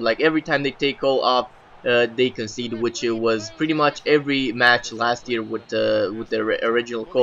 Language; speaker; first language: English; native; English